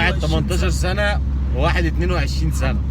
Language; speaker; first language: Arabic; native; Arabic